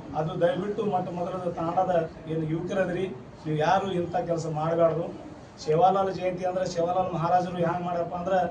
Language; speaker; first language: Kannada; non-native, local second language; Lambadi